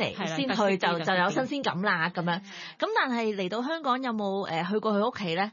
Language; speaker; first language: Cantonese; native; Cantonese